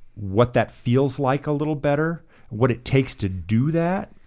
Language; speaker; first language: English; native; English